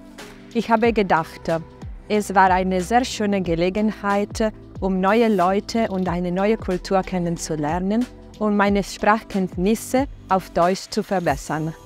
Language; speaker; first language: German; non-native, fluent; Italian